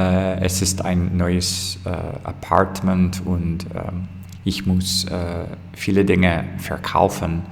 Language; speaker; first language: German; non-native, learner; English